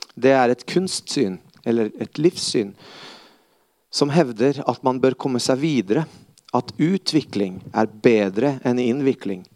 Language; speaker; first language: Norwegian; early bilingual, other home language; Spanish